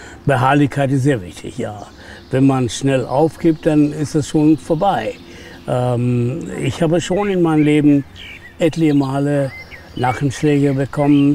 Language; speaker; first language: German; non-native, fluent; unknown